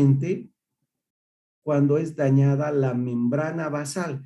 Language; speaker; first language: Spanish; native; Spanish